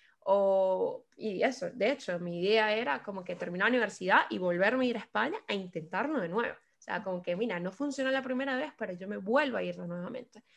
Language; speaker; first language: Spanish; native; Spanish